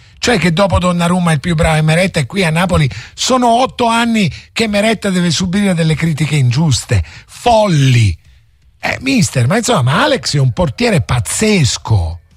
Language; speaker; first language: Italian; native; Italian